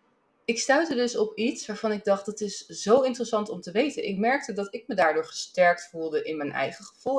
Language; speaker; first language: Dutch; native; Dutch